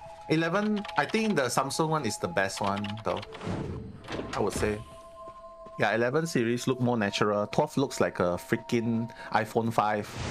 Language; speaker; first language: English; non-native, local second language; Chinese